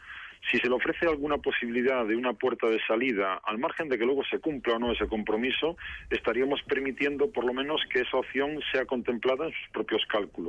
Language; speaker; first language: Spanish; native; Spanish